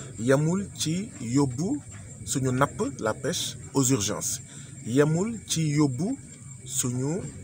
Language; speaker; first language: Wolof; non-native, local second language; Jola-Fonyi